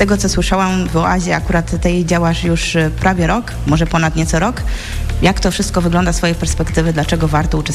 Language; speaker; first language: Polish; native; Polish